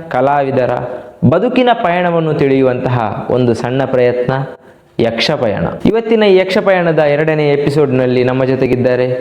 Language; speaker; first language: Kannada; native; Kannada